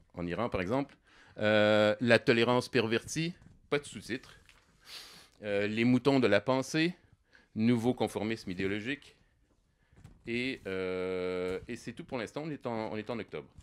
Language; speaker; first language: French; native; French